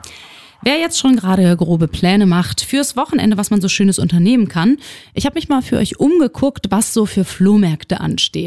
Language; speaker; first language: German; native; German